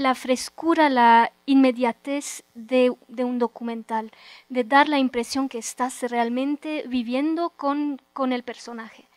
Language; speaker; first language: Spanish; non-native, fluent; Romanian